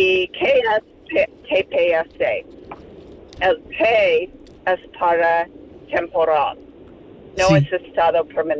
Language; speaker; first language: Spanish; non-native, learner; English